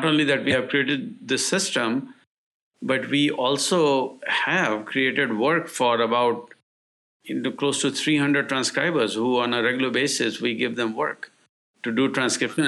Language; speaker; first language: English; non-native, local second language; Hindi